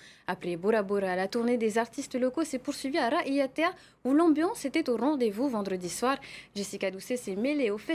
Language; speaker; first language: French; native; French